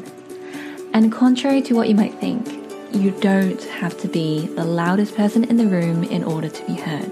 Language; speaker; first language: English; native; English